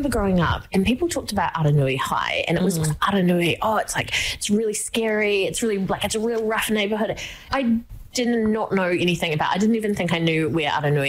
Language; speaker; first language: English; native; English